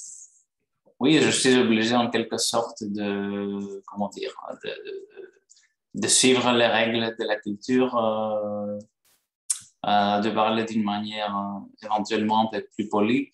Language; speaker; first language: French; non-native, fluent; Greek